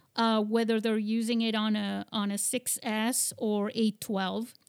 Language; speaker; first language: English; early bilingual, heritage; English